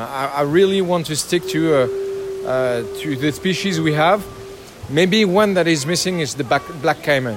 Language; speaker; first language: English; non-native, learner; French